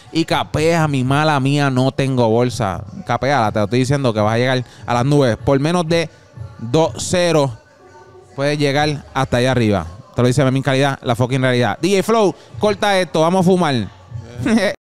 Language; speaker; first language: Spanish; early bilingual, heritage; Spanish